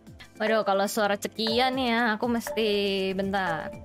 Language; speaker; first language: Indonesian; native; Indonesian